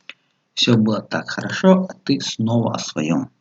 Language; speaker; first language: Russian; non-native, local second language; Tajik